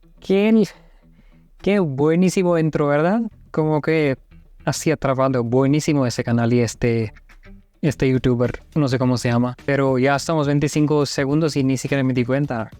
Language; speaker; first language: Spanish; non-native, learner; Hindi